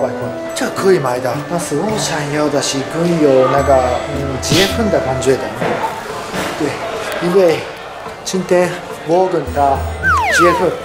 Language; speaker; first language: Chinese; non-native, learner; Japanese